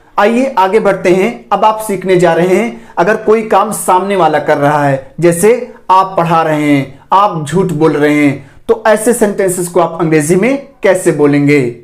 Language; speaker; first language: Hindi; native; Hindi